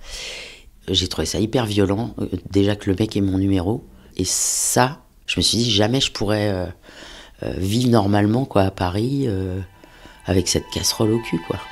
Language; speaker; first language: French; native; French